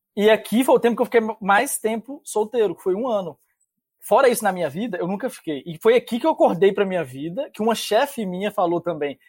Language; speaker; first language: Portuguese; native; Portuguese